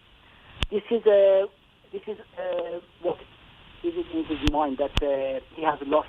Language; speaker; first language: English; non-native, fluent; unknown